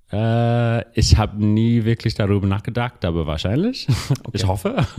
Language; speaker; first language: German; non-native, fluent; English